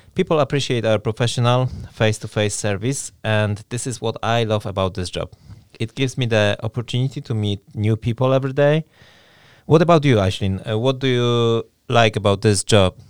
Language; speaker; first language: English; non-native, fluent; Polish